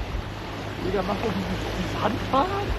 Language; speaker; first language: German; native; German